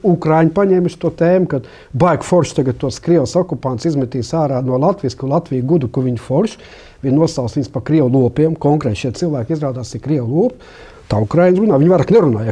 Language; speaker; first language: Latvian; non-native, local second language; Russian